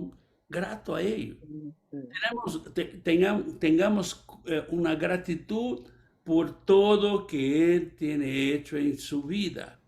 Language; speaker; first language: Spanish; non-native, fluent; Portuguese